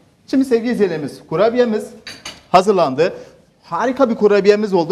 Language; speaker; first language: Turkish; native; Turkish